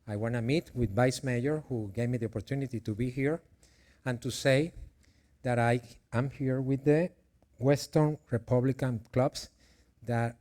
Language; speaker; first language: English; non-native, fluent; Spanish